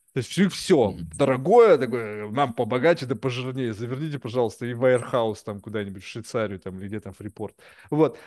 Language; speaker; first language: Russian; native; Russian